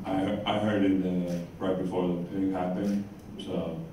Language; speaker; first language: English; non-native, fluent; Finnish